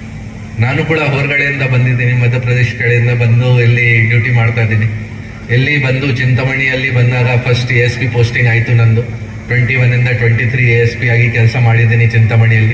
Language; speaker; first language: Kannada; non-native, local second language; Hindi